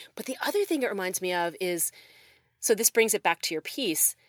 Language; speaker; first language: English; native; English